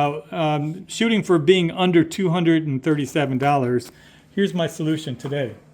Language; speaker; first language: English; native; English